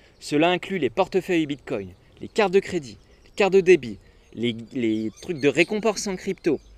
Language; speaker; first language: French; native; French